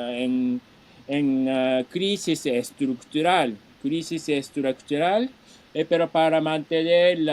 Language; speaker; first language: Spanish; non-native, fluent; Japanese